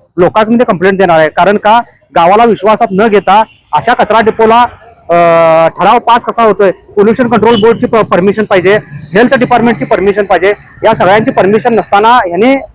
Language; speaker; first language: Marathi; native; Marathi